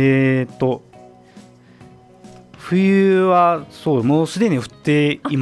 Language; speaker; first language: Japanese; non-native, fluent; Uzbek